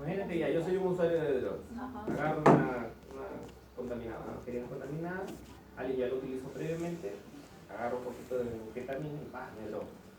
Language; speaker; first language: Spanish; native; Spanish